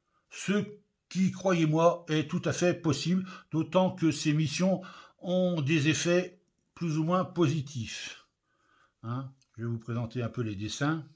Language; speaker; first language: French; native; French